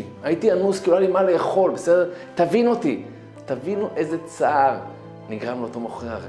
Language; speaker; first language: Hebrew; native; Hebrew